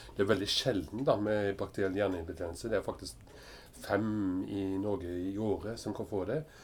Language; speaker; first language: Norwegian; early bilingual, heritage; Norwegian